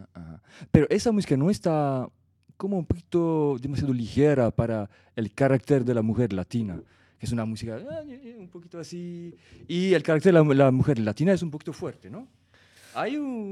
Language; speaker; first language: Spanish; non-native, fluent; French